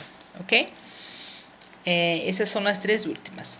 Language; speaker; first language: Spanish; non-native, fluent; Portuguese